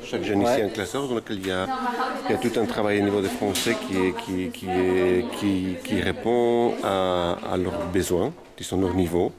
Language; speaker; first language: French; native; French